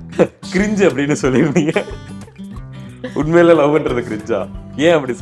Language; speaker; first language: Tamil; native; Tamil